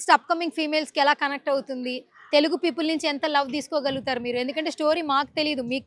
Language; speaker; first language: Telugu; native; Telugu